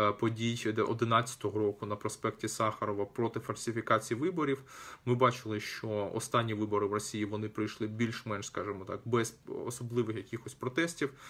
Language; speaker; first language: Ukrainian; non-native, local second language; Russian